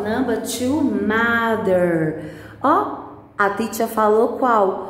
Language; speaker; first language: English; non-native, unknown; Portuguese